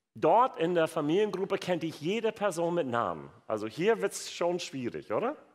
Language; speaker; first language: German; non-native, fluent; English